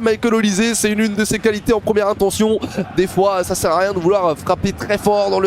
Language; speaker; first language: French; native; French